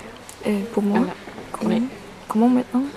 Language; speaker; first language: French; non-native, learner; Indonesian